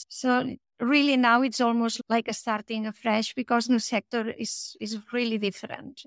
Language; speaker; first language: English; non-native, fluent; Catalan